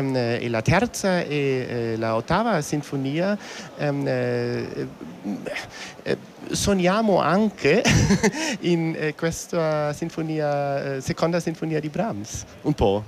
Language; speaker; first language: Italian; non-native, learner; German